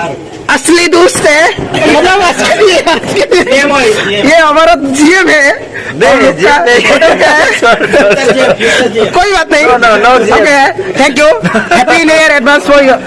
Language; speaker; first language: Hindi; non-native, local second language; Assamese